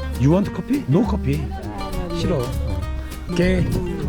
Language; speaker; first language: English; non-native, learner; Korean